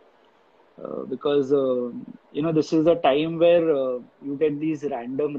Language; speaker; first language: English; non-native, local second language; Gujarati